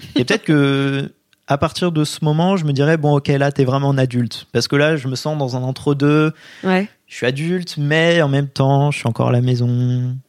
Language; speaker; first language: French; native; French